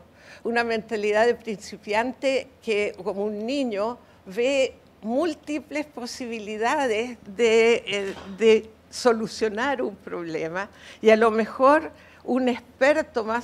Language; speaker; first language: Spanish; native; Spanish